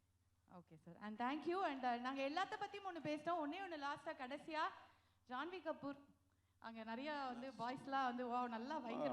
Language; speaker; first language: Tamil; native; Tamil